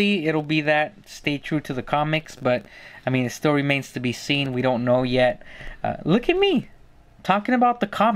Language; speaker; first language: English; native; English